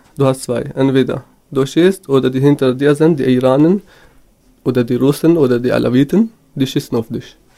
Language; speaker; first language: German; non-native, fluent; Kurdish